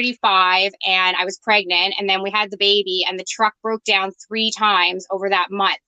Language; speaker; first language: English; native; English